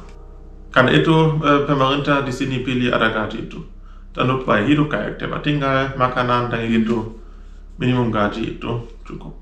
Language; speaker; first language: Indonesian; non-native, learner; German